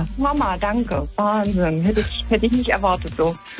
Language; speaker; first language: German; native; German